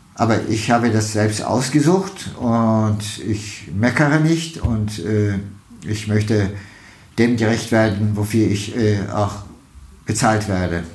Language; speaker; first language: German; non-native, fluent; Turkish